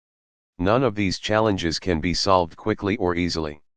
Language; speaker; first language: English; native; English